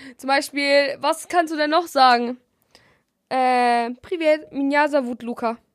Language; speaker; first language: German; early bilingual, other home language; Russian